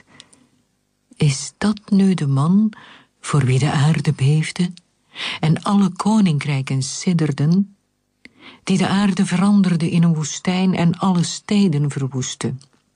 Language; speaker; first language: Dutch; native; Dutch